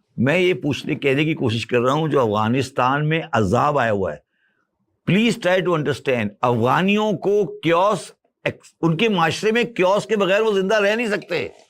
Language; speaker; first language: Urdu; native; Urdu